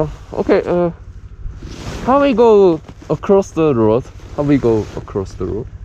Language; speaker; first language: English; non-native, learner; Korean